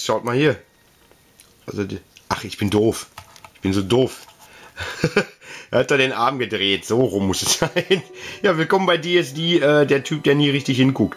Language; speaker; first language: German; native; German